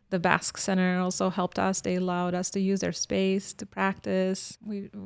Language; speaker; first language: English; early bilingual, other home language; Bosnian